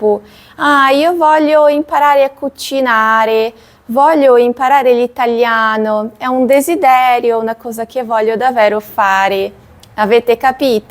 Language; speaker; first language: Italian; non-native, fluent; Portuguese